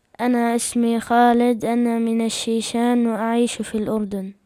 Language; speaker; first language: Arabic; early bilingual, other home language; Chechen